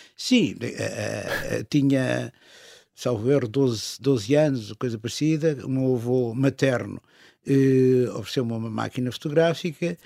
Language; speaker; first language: Portuguese; native; Portuguese